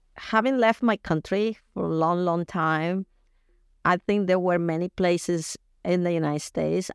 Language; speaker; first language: English; non-native, fluent; Spanish